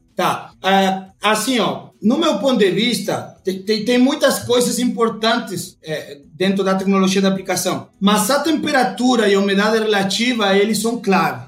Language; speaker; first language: Portuguese; non-native, fluent; Spanish